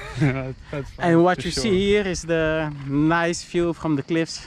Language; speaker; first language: English; non-native, fluent; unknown